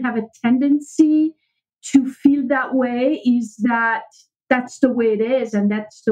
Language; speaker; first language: English; non-native, fluent; French